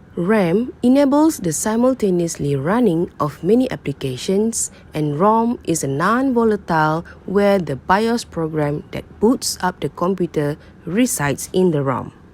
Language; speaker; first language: English; non-native, local second language; Malay